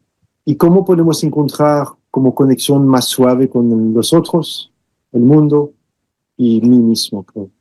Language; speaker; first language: Spanish; non-native, fluent; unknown